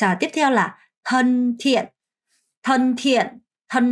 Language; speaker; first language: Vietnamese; non-native, fluent; Korean